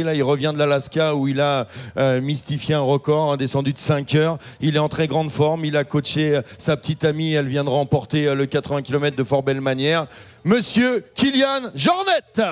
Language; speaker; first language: French; native; French